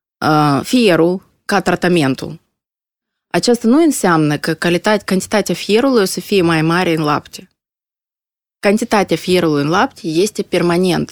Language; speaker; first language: Romanian; non-native, local second language; Russian